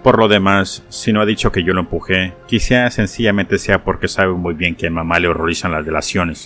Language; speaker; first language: Spanish; native; Spanish